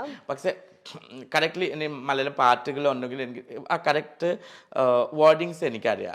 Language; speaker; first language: Malayalam; non-native, fluent; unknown